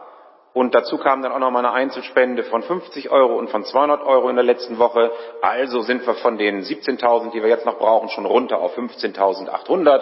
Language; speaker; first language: German; native; German